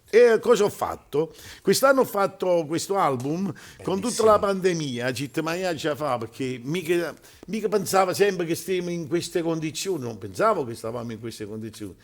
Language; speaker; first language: Italian; native; Italian